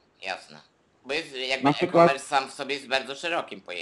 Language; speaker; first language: Polish; native; Polish